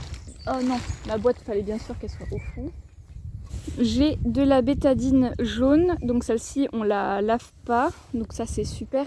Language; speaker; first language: French; native; French